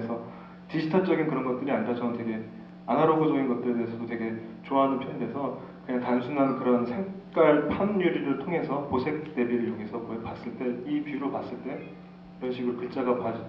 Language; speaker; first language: Korean; native; Korean